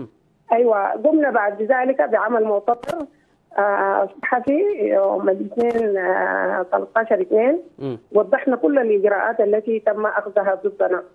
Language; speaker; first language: Arabic; native; Arabic